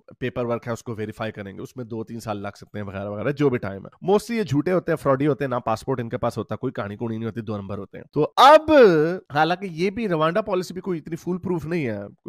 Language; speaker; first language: Urdu; native; Urdu